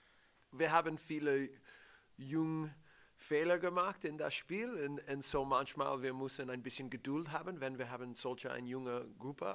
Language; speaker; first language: German; non-native, learner; English